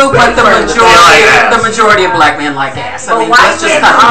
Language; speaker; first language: English; native; English